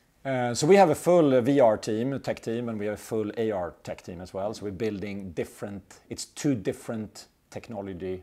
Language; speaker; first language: English; non-native, fluent; Swedish